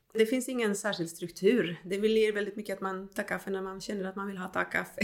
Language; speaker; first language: Swedish; non-native, fluent; Spanish